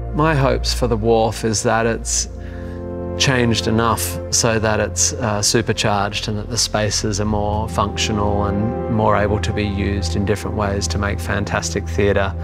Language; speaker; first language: English; native; English